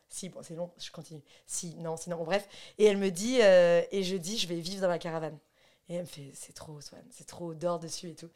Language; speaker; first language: French; native; French